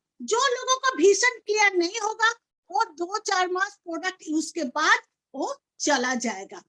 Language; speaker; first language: Hindi; non-native, local second language; Bangla